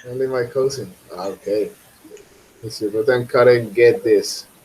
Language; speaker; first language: English; non-native, fluent; Spanish